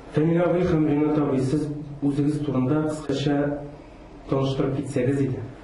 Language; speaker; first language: Tatar; native; Tatar